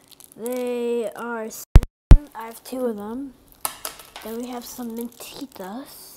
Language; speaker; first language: English; native; English